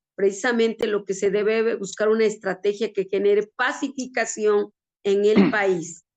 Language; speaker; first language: Spanish; native; Spanish